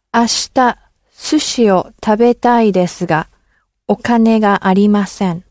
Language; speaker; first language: Japanese; non-native, learner; English